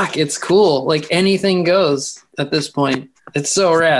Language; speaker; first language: English; native; English